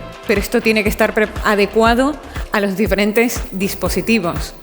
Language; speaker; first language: Spanish; native; Spanish